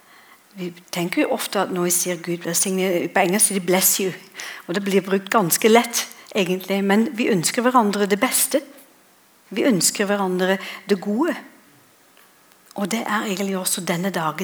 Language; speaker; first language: Norwegian; non-native, fluent; English